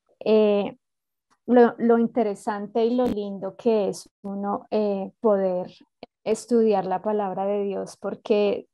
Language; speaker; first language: Spanish; native; Spanish